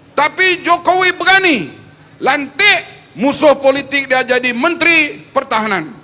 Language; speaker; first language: Malay; native; Malay